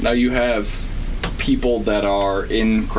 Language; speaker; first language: English; native; English